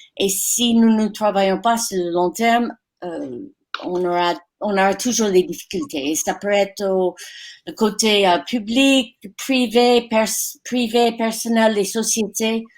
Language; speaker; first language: French; non-native, fluent; English